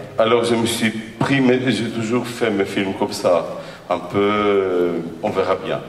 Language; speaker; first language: French; non-native, fluent; Greek